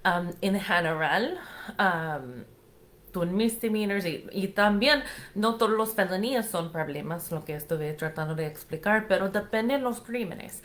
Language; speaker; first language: Spanish; non-native, fluent; English